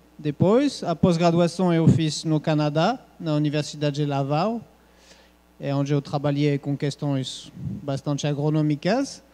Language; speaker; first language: Portuguese; non-native, fluent; French